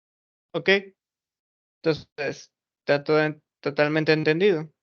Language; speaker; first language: Spanish; native; Spanish